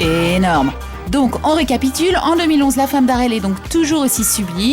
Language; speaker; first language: French; native; French